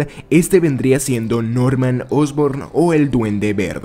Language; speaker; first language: Spanish; native; Spanish